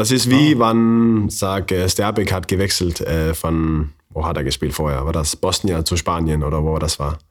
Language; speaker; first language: German; non-native, fluent; Danish